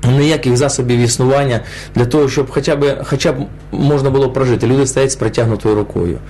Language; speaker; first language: Ukrainian; non-native, local second language; Russian